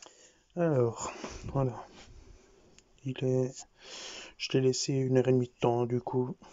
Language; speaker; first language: French; native; French